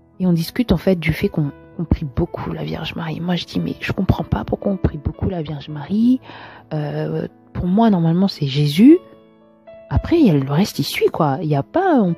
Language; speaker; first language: French; early bilingual, other home language; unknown